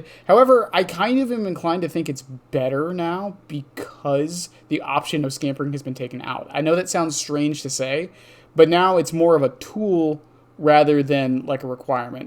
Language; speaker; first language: English; native; English